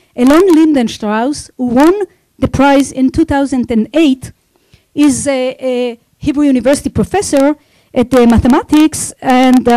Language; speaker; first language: English; non-native, fluent; Hebrew